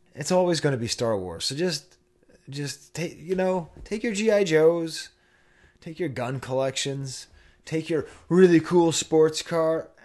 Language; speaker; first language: English; native; English